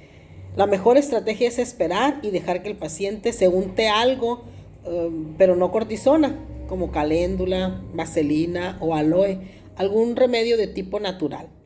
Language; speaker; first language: Spanish; native; Spanish